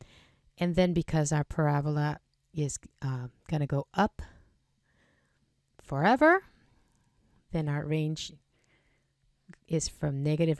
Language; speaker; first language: English; native; English